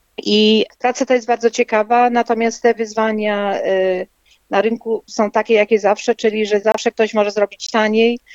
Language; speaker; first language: Polish; native; Polish